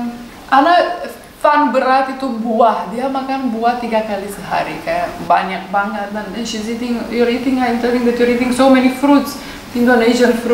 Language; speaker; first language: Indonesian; non-native, learner; Russian